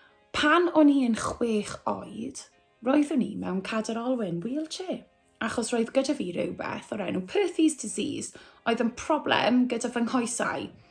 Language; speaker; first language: Welsh; native; Welsh